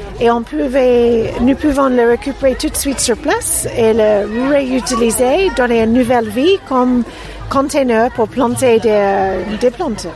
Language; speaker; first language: French; non-native, fluent; English